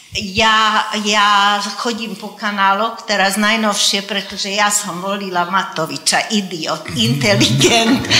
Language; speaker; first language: Slovak; non-native, local second language; Hungarian